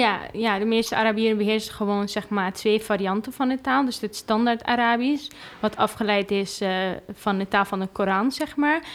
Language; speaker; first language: Dutch; non-native, fluent; Arabic